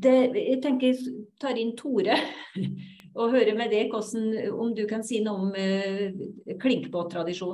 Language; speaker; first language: Norwegian; native; Norwegian